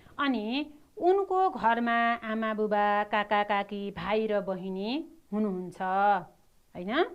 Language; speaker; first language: Nepali; native; Nepali